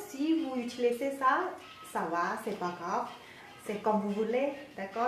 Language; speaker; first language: French; non-native, learner; Thai